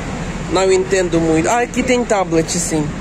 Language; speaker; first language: Portuguese; non-native, fluent; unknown